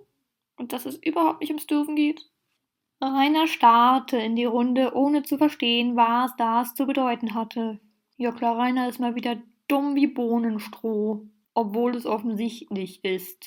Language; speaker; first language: German; native; German